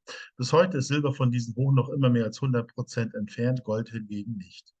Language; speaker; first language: German; native; German